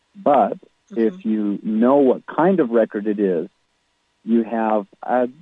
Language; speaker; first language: English; native; English